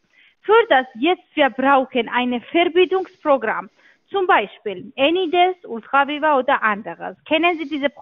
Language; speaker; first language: German; non-native, learner; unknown